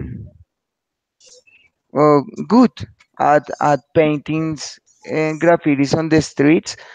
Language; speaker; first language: English; non-native, learner; Spanish